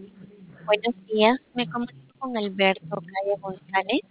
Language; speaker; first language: Spanish; native; Spanish